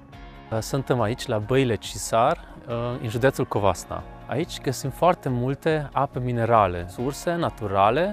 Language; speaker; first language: Romanian; non-native, local second language; Hungarian